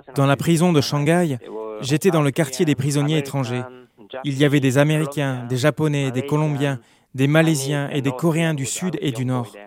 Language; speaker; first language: French; non-native, fluent; Korean